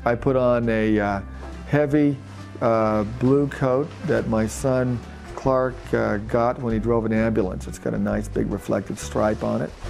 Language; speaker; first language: English; native; English